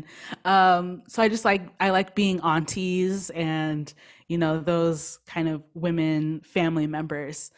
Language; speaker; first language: English; native; English